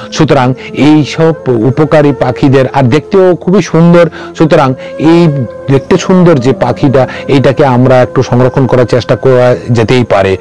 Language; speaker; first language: Bangla; non-native, local second language; Kok Borok